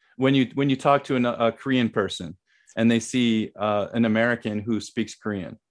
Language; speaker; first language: English; native; English